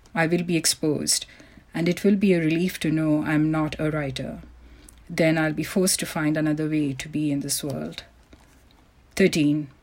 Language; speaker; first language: English; non-native, local second language; Malayalam